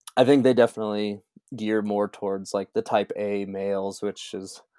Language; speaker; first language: English; native; English